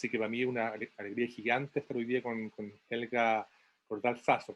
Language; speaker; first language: Spanish; native; Spanish